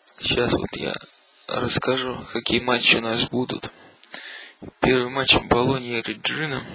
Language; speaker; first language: Russian; native; Russian